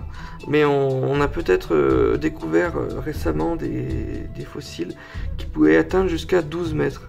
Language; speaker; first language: French; native; French